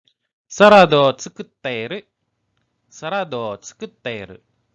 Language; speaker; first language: Japanese; non-native, learner; English